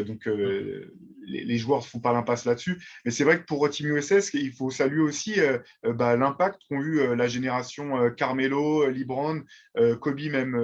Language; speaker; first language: French; native; French